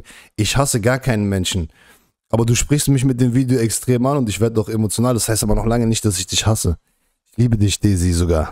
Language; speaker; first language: German; native; German